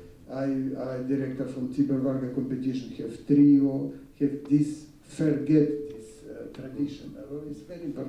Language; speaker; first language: English; non-native, learner; Russian